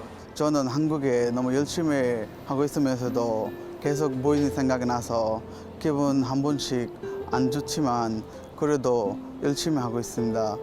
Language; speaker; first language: Korean; non-native, learner; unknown